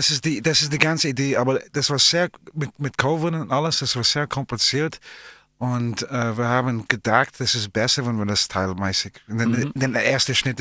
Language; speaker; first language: German; non-native, learner; English